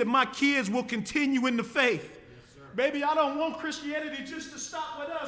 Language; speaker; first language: English; native; English